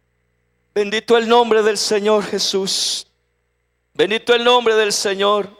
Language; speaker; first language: Spanish; native; Spanish